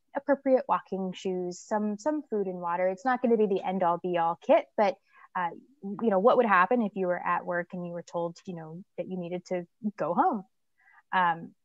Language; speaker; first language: English; native; English